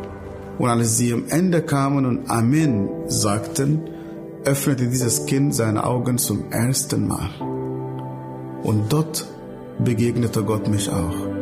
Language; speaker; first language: German; non-native, fluent; Arabic